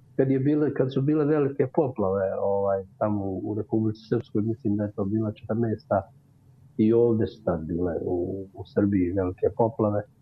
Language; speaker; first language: Serbian; native; Serbian